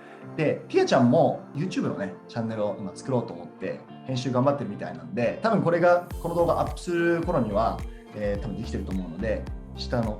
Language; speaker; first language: Japanese; native; Japanese